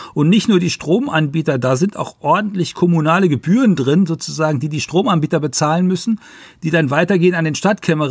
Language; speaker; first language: German; native; German